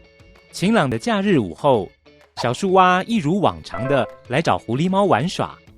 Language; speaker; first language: Chinese; native; Chinese